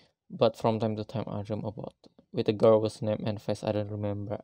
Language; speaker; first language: English; non-native, fluent; Indonesian